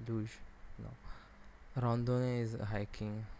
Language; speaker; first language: French; non-native, learner; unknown